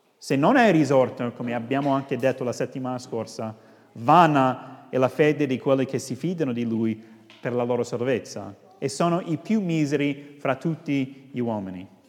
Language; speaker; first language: Italian; non-native, fluent; English